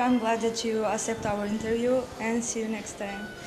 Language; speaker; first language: English; non-native, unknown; Macedonian